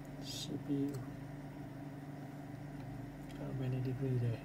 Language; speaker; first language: English; non-native, fluent; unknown